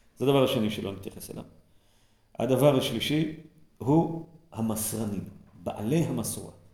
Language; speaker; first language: Hebrew; native; Hebrew